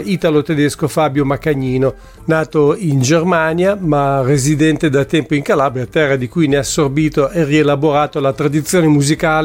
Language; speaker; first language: Italian; native; Italian